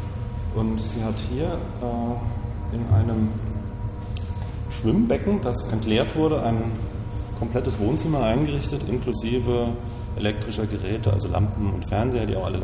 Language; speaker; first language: German; native; German